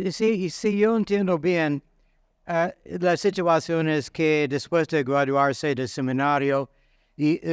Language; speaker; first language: Spanish; non-native, fluent; English